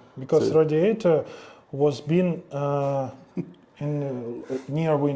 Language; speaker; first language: English; non-native, learner; Russian